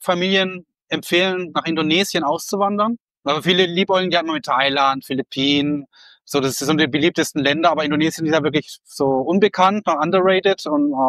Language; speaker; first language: German; native; German